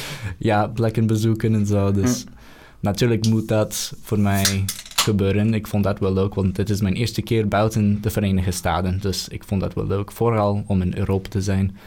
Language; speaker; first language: Dutch; non-native, fluent; English